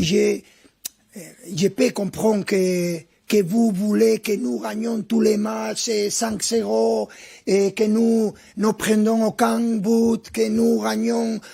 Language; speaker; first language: French; non-native, fluent; Spanish